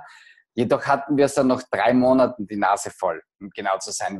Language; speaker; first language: German; native; German